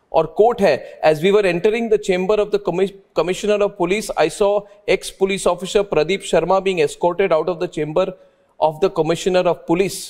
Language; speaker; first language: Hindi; native; Hindi